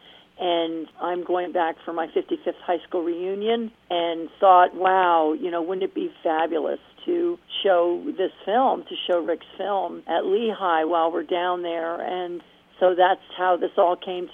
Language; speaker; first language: English; native; English